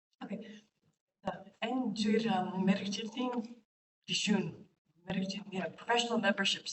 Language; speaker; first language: Mongolian; non-native, fluent; English